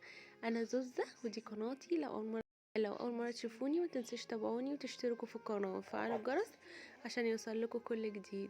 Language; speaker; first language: Arabic; native; Arabic